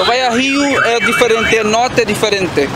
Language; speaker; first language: Portuguese; non-native, learner; Spanish